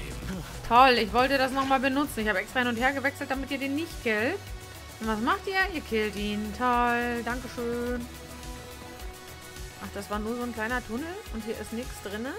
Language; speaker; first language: German; native; German